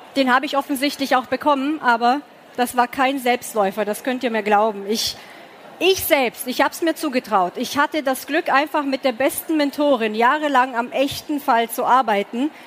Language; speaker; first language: German; early bilingual, other home language; Romanian